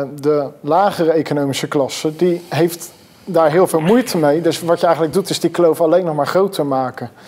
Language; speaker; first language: Dutch; native; Dutch